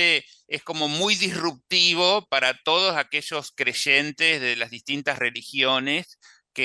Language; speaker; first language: Spanish; native; Spanish